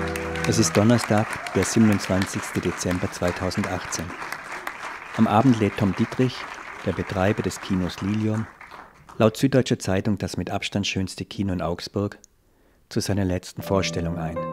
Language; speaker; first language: German; native; German